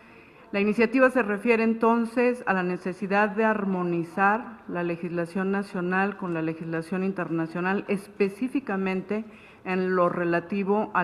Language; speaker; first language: Spanish; native; Spanish